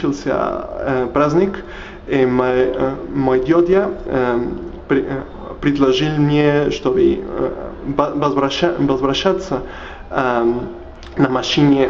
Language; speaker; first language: Russian; non-native, learner; Spanish